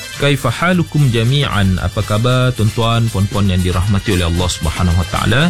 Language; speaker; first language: Malay; native; Malay